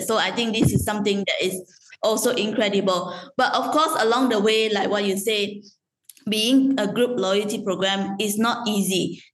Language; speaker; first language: English; non-native, local second language; Chinese